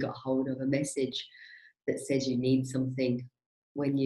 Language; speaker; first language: English; native; English